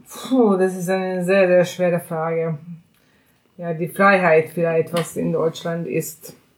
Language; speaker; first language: German; non-native, fluent; Hungarian